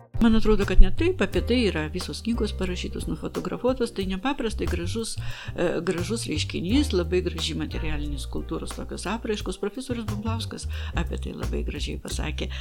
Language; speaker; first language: Lithuanian; non-native, local second language; Polish